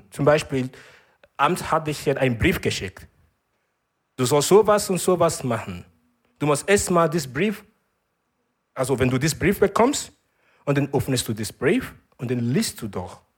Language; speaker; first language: German; non-native, learner; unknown